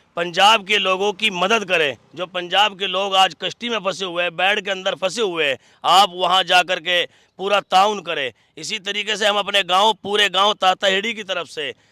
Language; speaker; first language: Hindi; native; Hindi